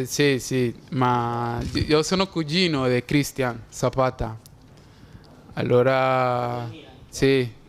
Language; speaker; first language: Italian; non-native, fluent; Spanish